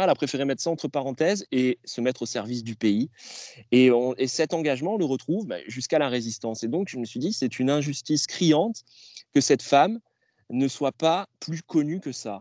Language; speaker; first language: French; native; French